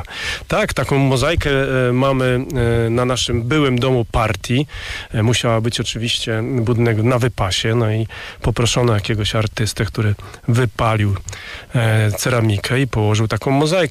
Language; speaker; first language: Polish; native; Polish